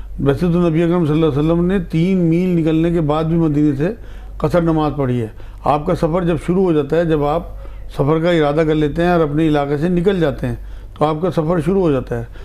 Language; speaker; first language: Hindi; native; Hindi